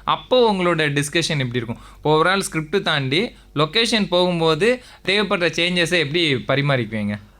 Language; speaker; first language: Tamil; native; Tamil